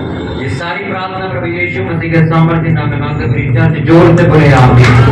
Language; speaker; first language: Hindi; native; Hindi